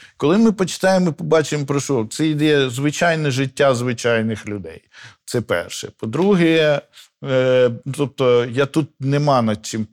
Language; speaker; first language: Ukrainian; native; Ukrainian